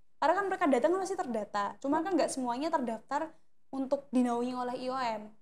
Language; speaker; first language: Indonesian; native; Indonesian